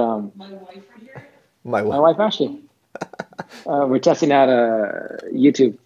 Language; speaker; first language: English; native; English